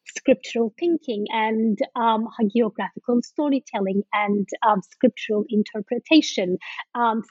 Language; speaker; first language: English; non-native, fluent; Turkish